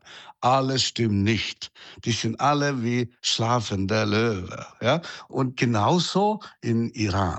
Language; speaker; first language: German; non-native, fluent; Chinese